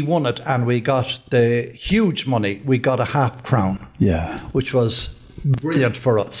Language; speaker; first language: English; native; English